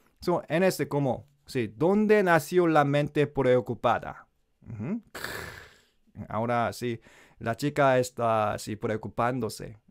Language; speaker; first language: Spanish; non-native, learner; Korean